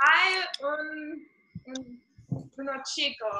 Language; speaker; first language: Spanish; non-native, learner; English